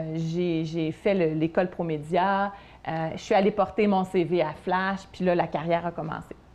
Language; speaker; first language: French; native; French